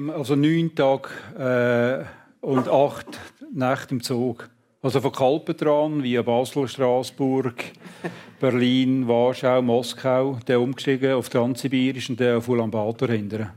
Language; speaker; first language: German; native; German